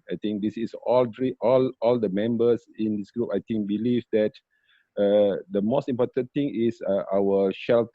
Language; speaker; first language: English; non-native, learner; Malay